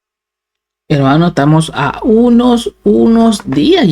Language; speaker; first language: Spanish; native; Spanish